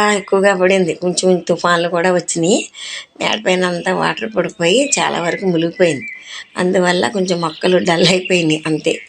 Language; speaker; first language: Telugu; non-native, local second language; Urdu